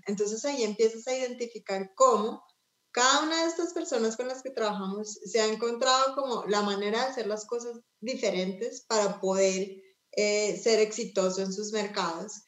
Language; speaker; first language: Spanish; native; Spanish